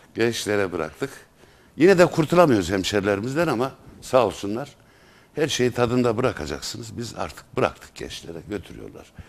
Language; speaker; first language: Turkish; native; Turkish